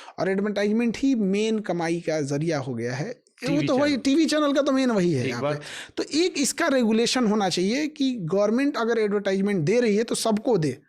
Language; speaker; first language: Hindi; native; Hindi